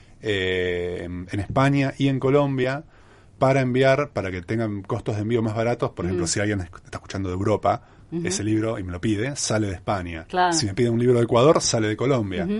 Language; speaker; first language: Spanish; native; Spanish